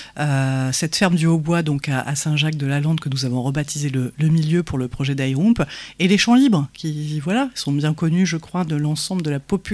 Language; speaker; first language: French; native; French